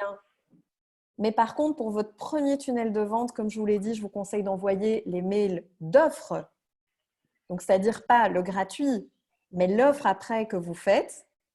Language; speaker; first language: French; native; French